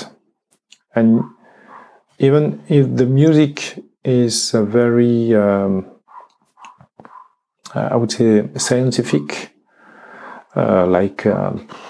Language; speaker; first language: English; non-native, learner; French